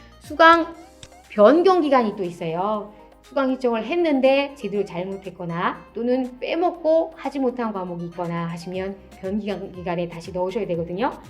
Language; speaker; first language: Korean; native; Korean